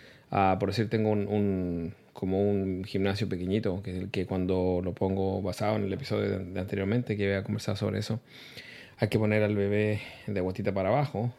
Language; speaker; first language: Spanish; early bilingual, heritage; Spanish